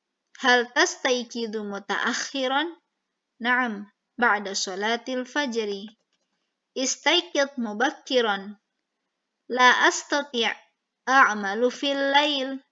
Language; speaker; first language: Arabic; non-native, fluent; Indonesian